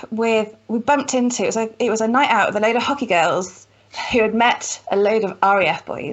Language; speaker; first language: English; native; English